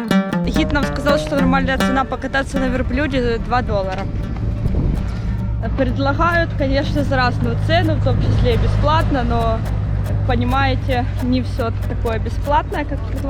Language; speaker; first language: Russian; native; Russian